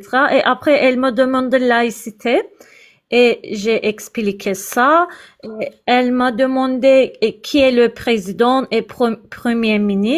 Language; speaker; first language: French; non-native, learner; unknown